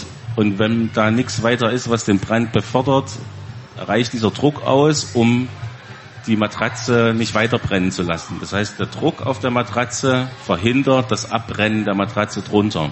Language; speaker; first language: German; native; German